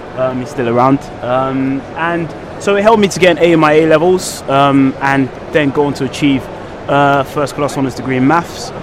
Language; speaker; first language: English; native; English